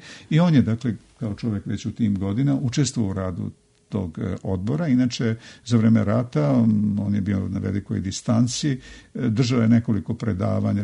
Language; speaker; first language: Serbian; native; Serbian